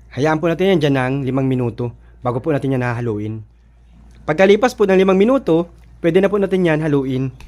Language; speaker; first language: Filipino; native; Filipino